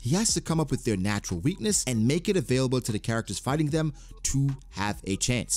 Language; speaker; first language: English; native; English